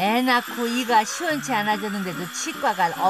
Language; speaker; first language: Korean; native; Korean